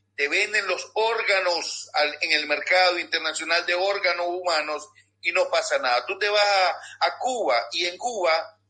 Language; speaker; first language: Spanish; native; Spanish